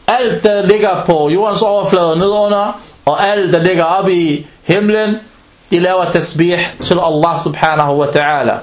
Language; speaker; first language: Danish; non-native, local second language; Arabic